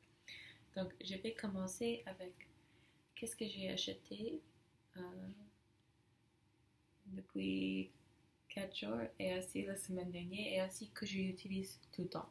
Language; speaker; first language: French; non-native, learner; English